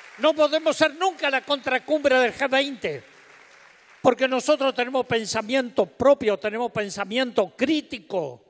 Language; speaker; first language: Spanish; native; Spanish